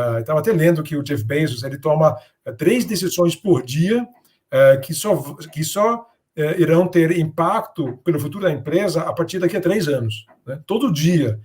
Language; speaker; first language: Portuguese; non-native, fluent; Danish